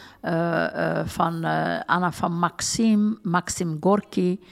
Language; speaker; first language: Dutch; non-native, fluent; Turkish